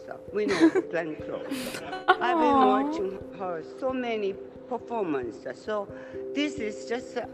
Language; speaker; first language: English; non-native, fluent; Korean